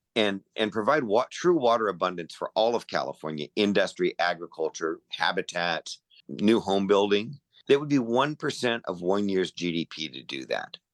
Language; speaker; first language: English; native; English